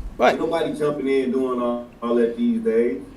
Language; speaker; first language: English; native; English